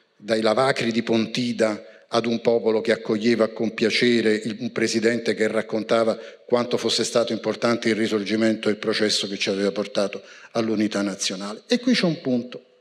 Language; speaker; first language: Italian; native; Italian